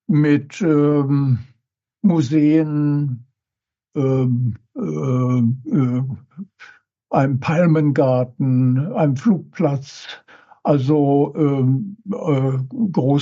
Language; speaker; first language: German; native; German